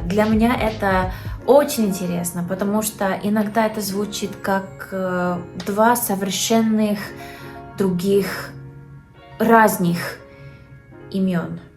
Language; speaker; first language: Russian; non-native, learner; English